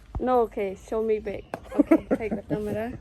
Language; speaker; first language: English; non-native, learner; Khmer